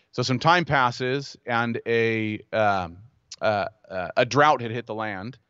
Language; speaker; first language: English; native; English